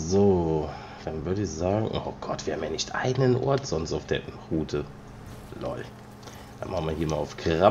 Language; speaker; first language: German; native; German